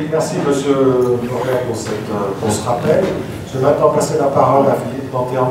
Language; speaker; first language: French; native; French